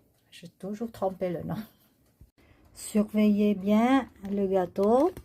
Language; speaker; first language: French; non-native, learner; Vietnamese